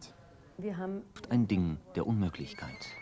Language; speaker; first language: German; native; German